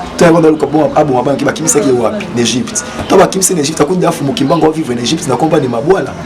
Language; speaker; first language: Lingala; non-native, local second language; Kongo